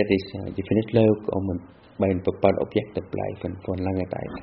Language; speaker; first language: Dutch; non-native, fluent; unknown